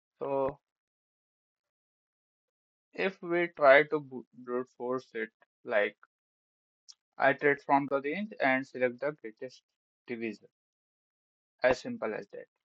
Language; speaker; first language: English; non-native, local second language; Hindi